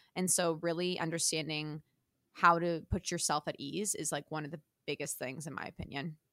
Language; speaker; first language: English; native; English